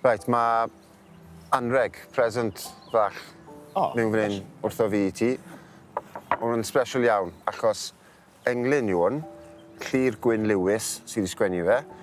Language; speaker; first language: Welsh; native; Welsh